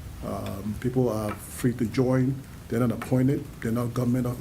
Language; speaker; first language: English; early bilingual, other home language; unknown